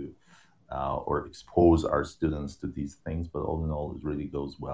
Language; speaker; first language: English; non-native, fluent; Persian